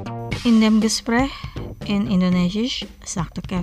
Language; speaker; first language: German; non-native, fluent; Indonesian